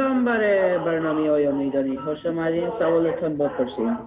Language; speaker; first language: Persian; early bilingual, heritage; Persian